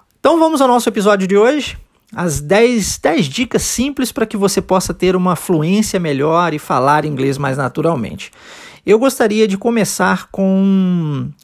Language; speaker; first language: Portuguese; early bilingual, heritage; Portuguese